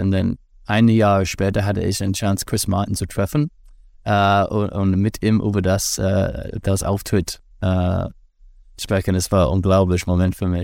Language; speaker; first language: German; non-native, learner; English